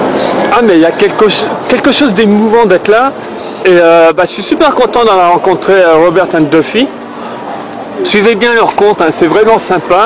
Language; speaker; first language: French; native; French